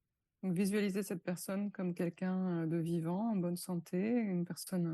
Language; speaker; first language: French; native; French